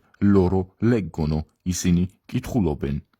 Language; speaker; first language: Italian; non-native, fluent; Georgian